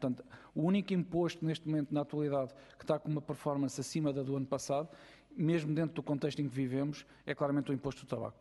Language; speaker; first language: Portuguese; native; Portuguese